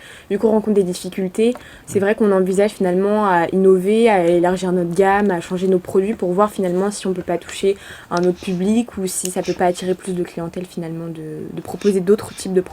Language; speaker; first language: French; native; French